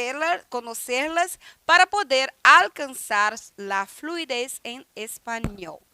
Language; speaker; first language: Spanish; non-native, fluent; Portuguese